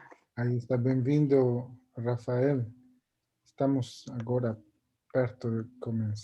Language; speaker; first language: Portuguese; non-native, learner; Spanish